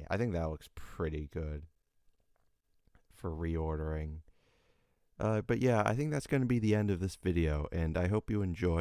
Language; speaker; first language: English; native; English